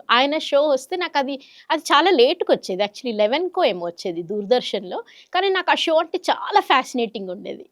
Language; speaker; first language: Telugu; non-native, local second language; Kannada